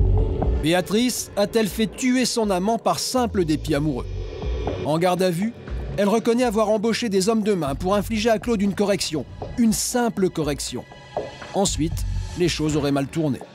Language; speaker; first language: French; native; French